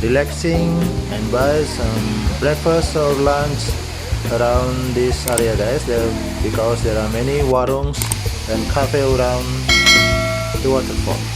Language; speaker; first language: English; non-native, local second language; Indonesian